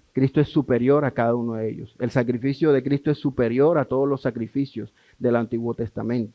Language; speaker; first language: Spanish; native; Spanish